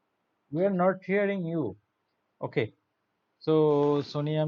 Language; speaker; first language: English; non-native, learner; Bangla